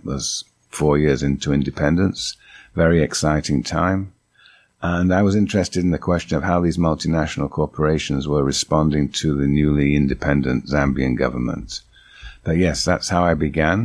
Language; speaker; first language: English; native; English